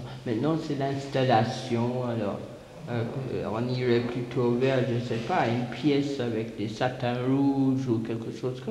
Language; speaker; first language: French; non-native, fluent; English